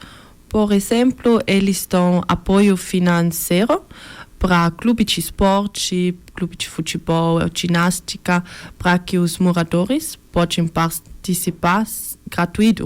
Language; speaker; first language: Portuguese; early bilingual, heritage; Portuguese